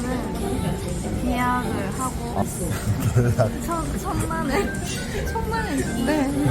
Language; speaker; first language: Korean; non-native, learner; Japanese